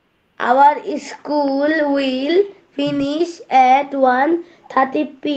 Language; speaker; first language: English; non-native, learner; Bangla